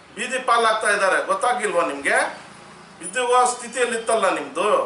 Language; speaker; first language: Kannada; non-native, local second language; Urdu